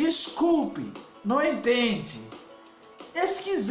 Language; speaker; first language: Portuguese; non-native, learner; Haitian Creole